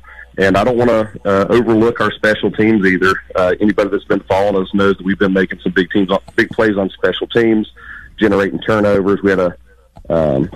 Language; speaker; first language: English; native; English